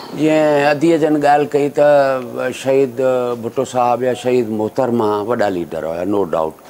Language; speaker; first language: Sindhi; native; Sindhi